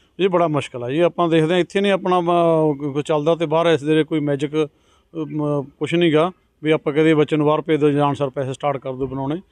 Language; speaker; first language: Punjabi; native; Punjabi